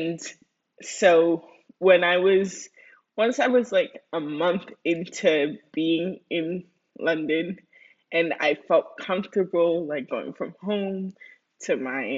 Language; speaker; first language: English; early bilingual, other home language; Spanish